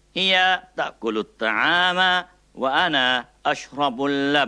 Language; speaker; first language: Arabic; non-native, fluent; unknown